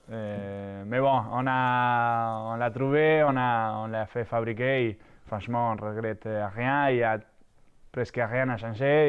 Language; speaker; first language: French; non-native, fluent; Spanish